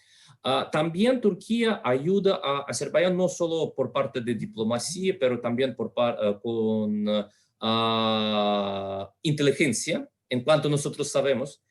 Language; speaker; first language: Spanish; non-native, fluent; Russian